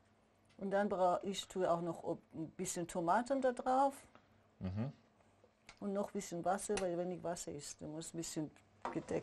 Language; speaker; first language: German; non-native, learner; Persian